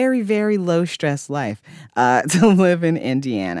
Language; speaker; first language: English; native; English